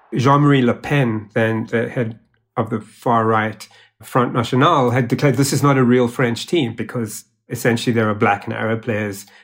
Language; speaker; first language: English; native; English